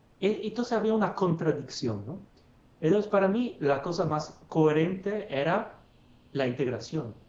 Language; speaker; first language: Spanish; non-native, fluent; Italian